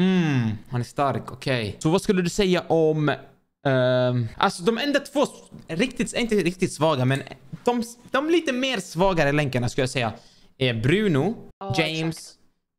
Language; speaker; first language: Swedish; native; Swedish